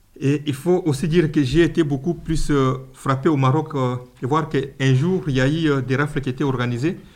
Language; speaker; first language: French; non-native, local second language; Luba-Lulua